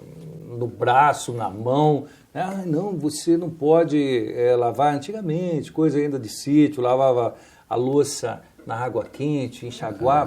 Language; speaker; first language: Portuguese; native; Portuguese